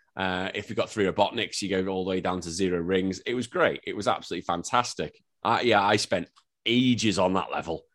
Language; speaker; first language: English; native; English